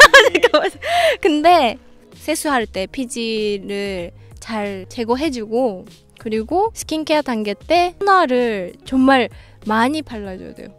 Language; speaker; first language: Korean; non-native, fluent; Japanese